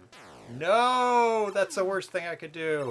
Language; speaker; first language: English; native; English